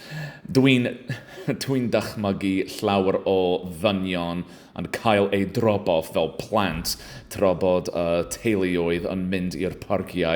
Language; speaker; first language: Welsh; non-native, learner; English